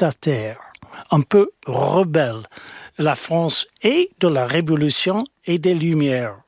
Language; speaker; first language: French; non-native, fluent; English